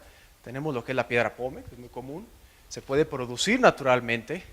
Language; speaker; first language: Spanish; native; Spanish